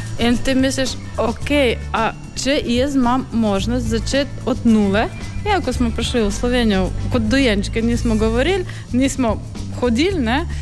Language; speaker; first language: Slovenian; non-native, fluent; Ukrainian